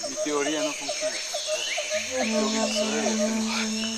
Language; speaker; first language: Spanish; non-native, fluent; French